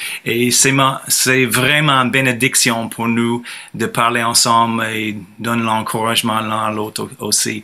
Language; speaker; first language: French; non-native, fluent; English